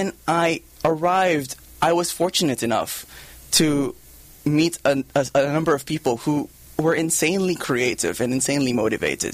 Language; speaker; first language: English; non-native, local second language; Filipino